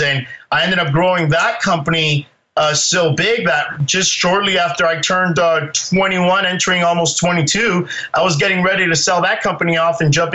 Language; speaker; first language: English; native; English